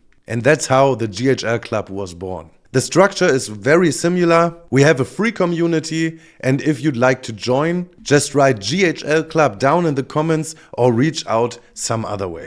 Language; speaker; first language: English; non-native, fluent; German